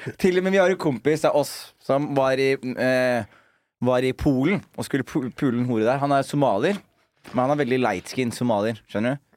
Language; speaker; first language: Norwegian; early bilingual, other home language; Somali